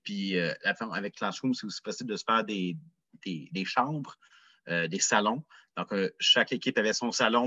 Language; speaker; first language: French; native; French